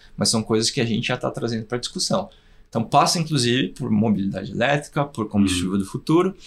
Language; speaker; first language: Portuguese; native; Portuguese